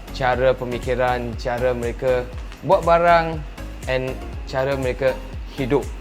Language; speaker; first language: Malay; non-native, local second language; Chinese